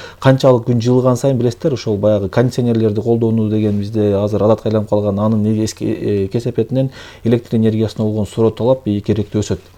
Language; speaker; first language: Kyrgyz; native; Kyrgyz